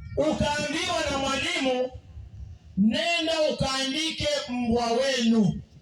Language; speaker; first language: Swahili; non-native, local second language; Giryama